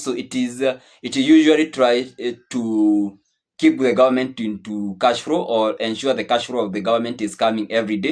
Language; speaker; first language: English; non-native, local second language; Swahili